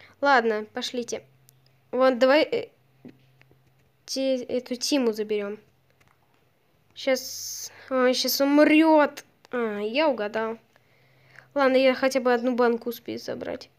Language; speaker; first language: Russian; native; Russian